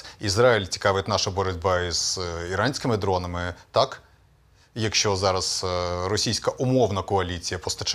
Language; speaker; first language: Ukrainian; native; Ukrainian